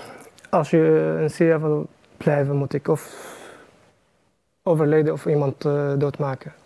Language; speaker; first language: Dutch; non-native, learner; Arabic